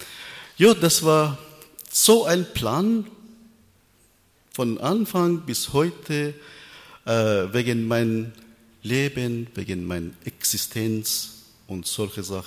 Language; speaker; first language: German; non-native, learner; Persian